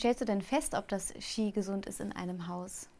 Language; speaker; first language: German; native; German